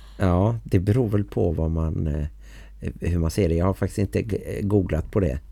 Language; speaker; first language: Swedish; native; Swedish